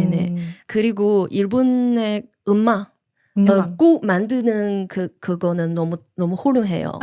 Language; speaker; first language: Korean; non-native, learner; Chinese